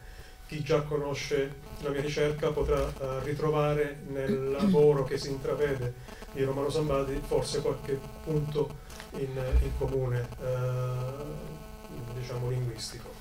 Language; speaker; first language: Italian; native; Italian